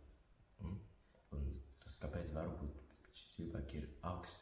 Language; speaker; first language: Latvian; non-native, learner; French